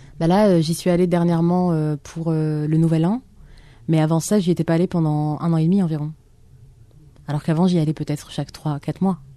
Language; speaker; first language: French; non-native, local second language; Arabic